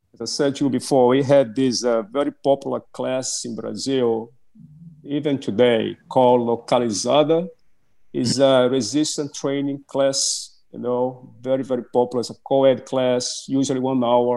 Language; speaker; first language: English; non-native, fluent; Portuguese